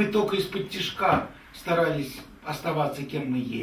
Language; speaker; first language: Russian; native; Russian